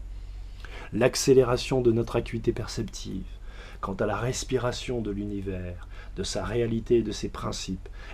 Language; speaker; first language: French; native; French